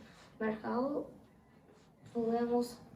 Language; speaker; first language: Spanish; early bilingual, heritage; Spanish